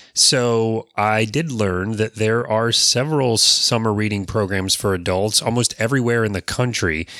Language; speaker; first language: English; native; English